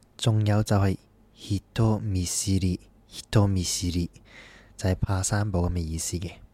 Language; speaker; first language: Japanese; non-native, fluent; Cantonese